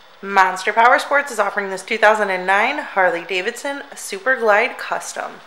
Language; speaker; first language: English; native; English